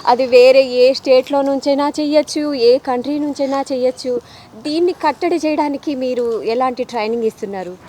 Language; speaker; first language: Telugu; native; Telugu